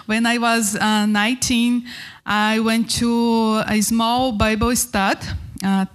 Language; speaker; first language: English; non-native, learner; Portuguese